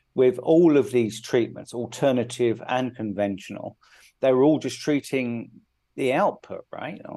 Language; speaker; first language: English; native; English